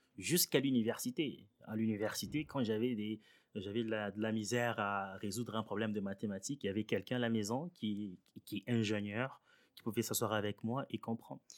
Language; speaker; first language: French; early bilingual, other home language; Swahili